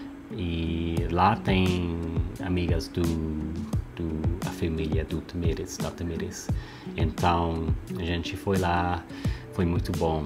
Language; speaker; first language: Portuguese; non-native, learner; English